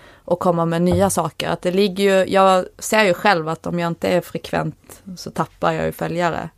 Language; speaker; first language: Swedish; native; Swedish